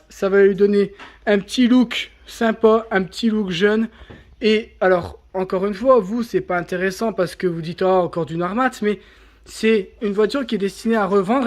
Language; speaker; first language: French; native; French